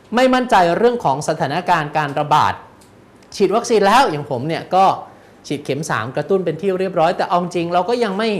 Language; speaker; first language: Thai; native; Thai